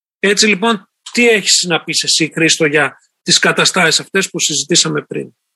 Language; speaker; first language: Greek; native; Greek